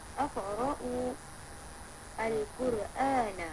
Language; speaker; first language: Arabic; non-native, learner; Malay